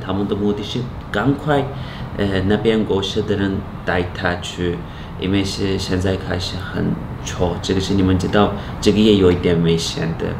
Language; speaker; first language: Chinese; non-native, fluent; Turkish